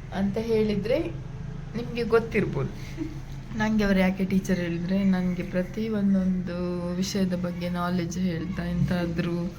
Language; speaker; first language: Kannada; non-native, local second language; Tulu